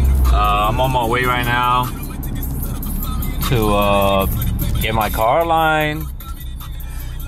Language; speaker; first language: English; native; English